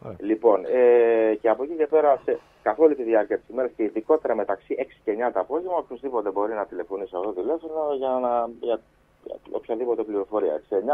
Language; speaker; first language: Greek; native; Greek